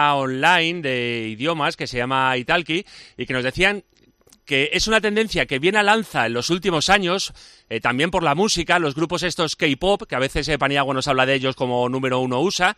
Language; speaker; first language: Spanish; native; Spanish